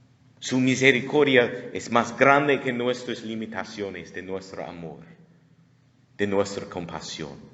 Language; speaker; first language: Spanish; non-native, learner; English